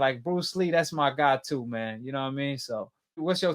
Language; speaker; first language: English; native; English